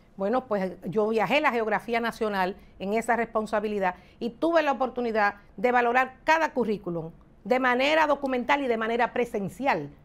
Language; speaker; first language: Spanish; native; Spanish